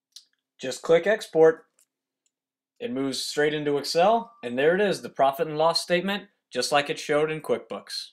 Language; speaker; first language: English; native; English